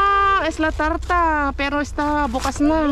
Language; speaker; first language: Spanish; non-native, learner; Filipino